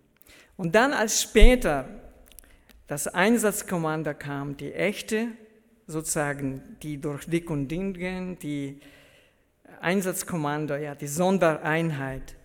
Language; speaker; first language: German; early bilingual, heritage; German